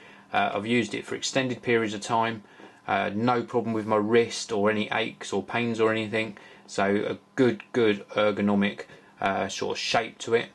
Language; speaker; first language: English; native; English